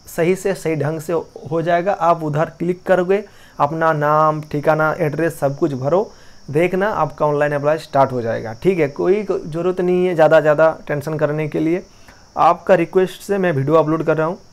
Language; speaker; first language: Hindi; non-native, local second language; Bangla